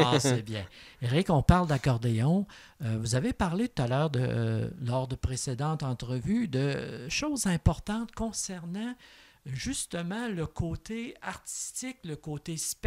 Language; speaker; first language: French; native; French